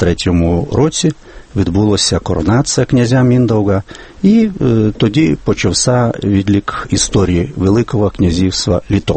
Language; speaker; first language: Ukrainian; non-native, fluent; Lithuanian